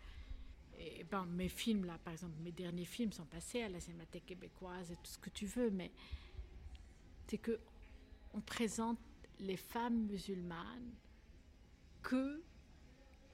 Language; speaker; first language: French; non-native, local second language; Arabic